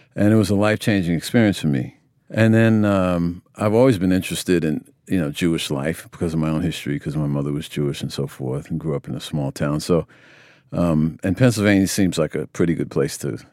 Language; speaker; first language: English; native; English